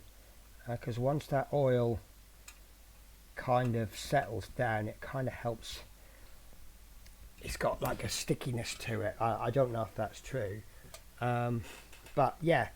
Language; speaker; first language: English; native; English